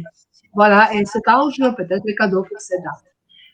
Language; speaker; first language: French; non-native, learner; Ukrainian